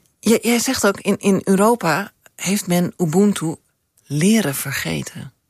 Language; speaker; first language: Dutch; native; Dutch